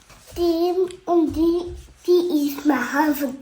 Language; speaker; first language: German; early bilingual, other home language; Telugu